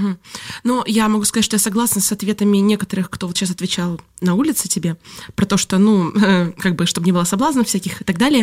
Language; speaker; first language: Russian; native; Russian